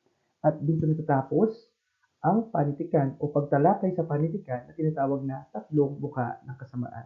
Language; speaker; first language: Filipino; native; Filipino